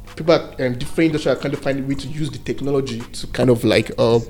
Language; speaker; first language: English; non-native, local second language; Igbo